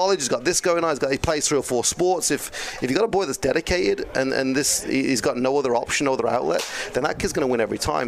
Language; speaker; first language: English; native; English